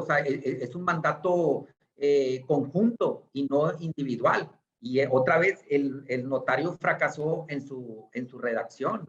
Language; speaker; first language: Spanish; native; Spanish